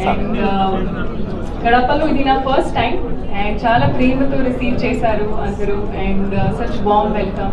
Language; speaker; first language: Telugu; non-native, learner; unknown